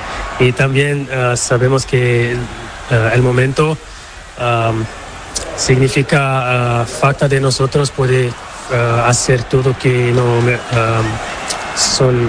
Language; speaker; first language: Spanish; non-native, fluent; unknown